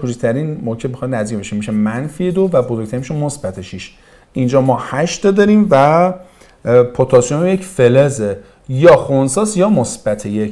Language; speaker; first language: Persian; native; Persian